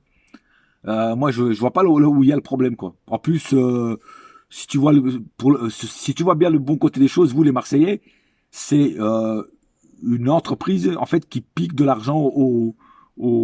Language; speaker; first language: French; native; French